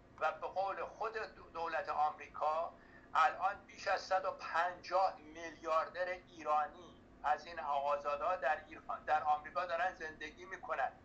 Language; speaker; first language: Persian; native; Persian